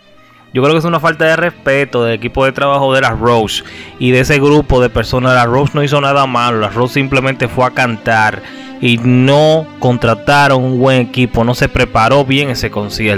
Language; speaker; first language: Spanish; native; Spanish